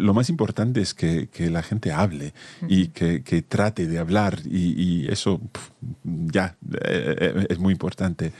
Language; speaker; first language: Spanish; non-native, fluent; English